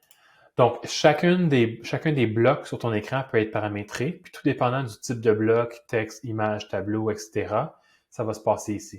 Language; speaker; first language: French; native; French